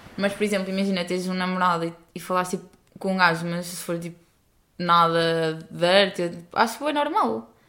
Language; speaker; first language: Portuguese; native; Portuguese